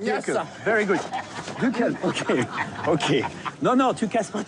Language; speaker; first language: French; native; French